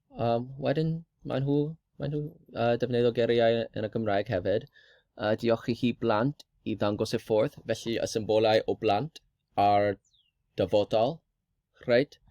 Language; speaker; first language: Welsh; non-native, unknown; English